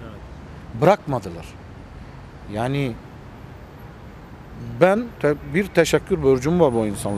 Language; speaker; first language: Turkish; non-native, fluent; Armenian